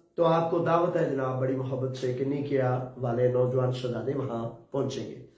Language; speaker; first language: Urdu; non-native, local second language; Punjabi